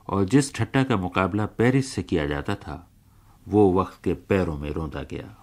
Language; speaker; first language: Urdu; native; Urdu